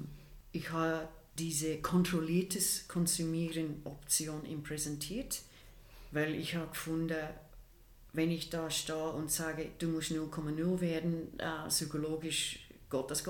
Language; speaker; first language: German; non-native, fluent; English